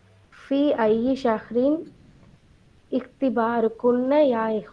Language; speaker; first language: Arabic; non-native, learner; Tamil